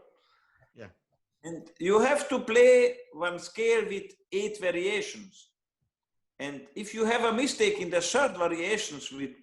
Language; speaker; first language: English; non-native, learner; Hungarian